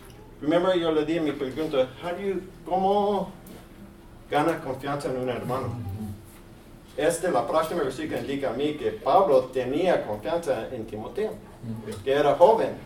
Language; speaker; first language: Spanish; early bilingual, heritage; English